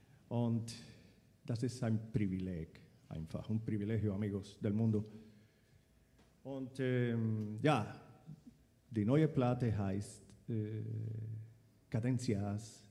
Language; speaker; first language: German; non-native, fluent; Spanish